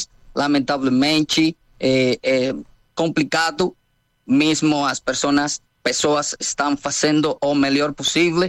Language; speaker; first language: Portuguese; non-native, learner; Spanish